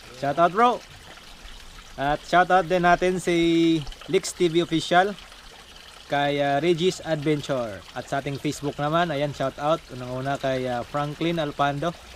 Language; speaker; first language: Filipino; non-native, local second language; Cebuano